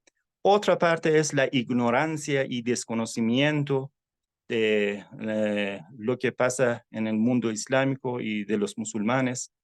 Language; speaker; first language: Spanish; non-native, fluent; Persian